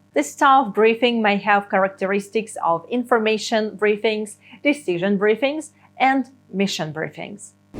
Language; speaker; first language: English; non-native, fluent; Ukrainian